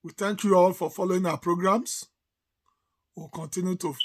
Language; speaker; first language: English; non-native, local second language; Yoruba